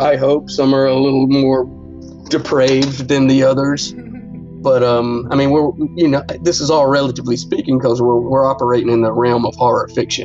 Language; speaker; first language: English; native; English